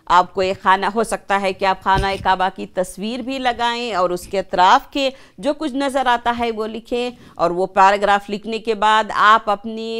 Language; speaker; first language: Urdu; native; Urdu